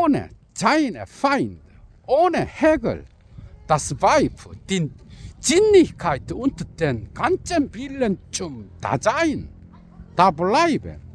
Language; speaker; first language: German; non-native, learner; Korean